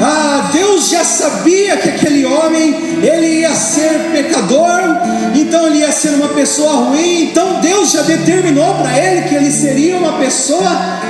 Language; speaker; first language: Portuguese; native; Portuguese